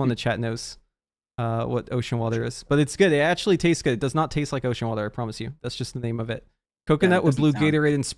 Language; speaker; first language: English; native; English